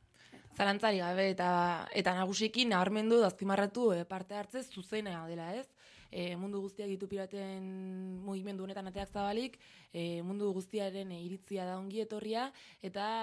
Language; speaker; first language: Basque; native; Basque